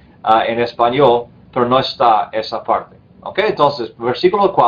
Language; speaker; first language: Spanish; non-native, fluent; English